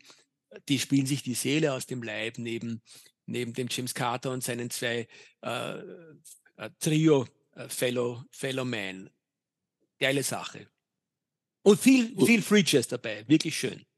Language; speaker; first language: German; native; German